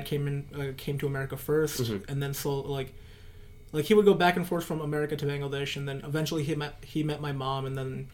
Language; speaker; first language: English; native; English